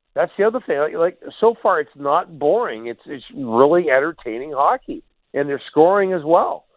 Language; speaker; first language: English; native; English